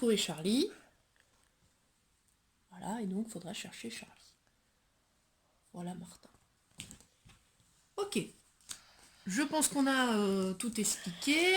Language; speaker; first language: French; native; French